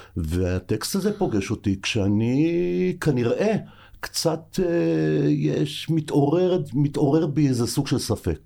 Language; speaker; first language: Hebrew; native; Hebrew